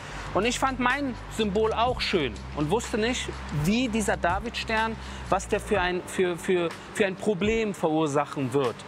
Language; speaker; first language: German; early bilingual, other home language; Persian